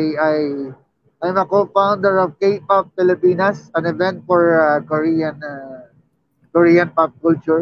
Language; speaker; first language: English; non-native, local second language; Filipino